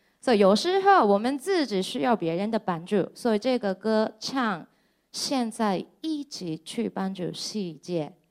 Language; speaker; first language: Chinese; non-native, fluent; Japanese